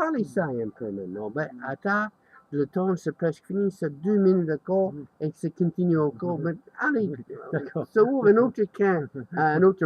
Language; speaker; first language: French; non-native, learner; English